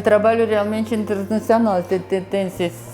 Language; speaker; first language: Portuguese; non-native, fluent; Russian